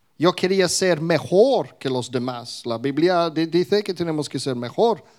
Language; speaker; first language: Spanish; non-native, fluent; English